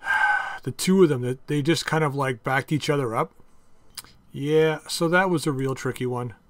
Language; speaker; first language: English; native; English